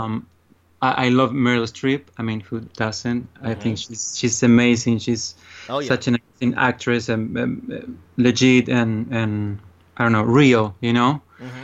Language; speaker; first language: English; non-native, fluent; Spanish